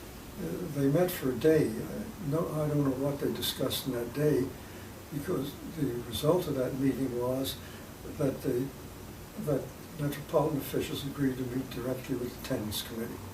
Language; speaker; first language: English; native; English